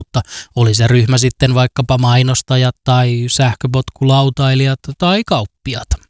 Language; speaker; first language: Finnish; native; Finnish